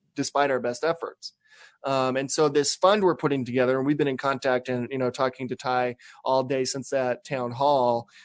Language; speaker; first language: English; native; English